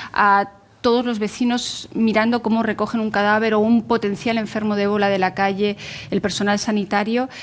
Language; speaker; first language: Spanish; native; Spanish